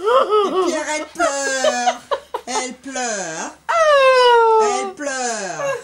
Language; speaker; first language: French; native; French